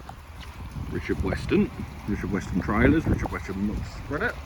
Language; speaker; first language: English; native; English